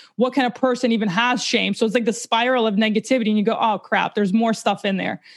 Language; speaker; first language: English; early bilingual, other home language; Russian